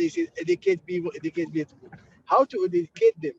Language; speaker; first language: English; non-native, learner; Arabic